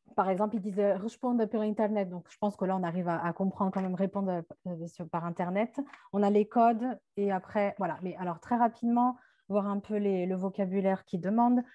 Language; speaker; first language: French; native; French